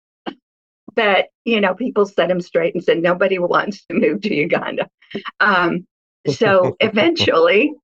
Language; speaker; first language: English; early bilingual, other home language; Hebrew